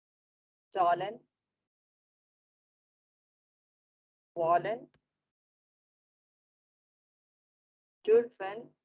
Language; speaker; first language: German; non-native, learner; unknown